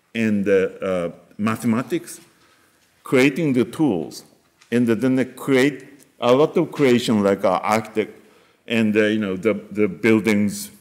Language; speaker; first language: English; non-native, fluent; Japanese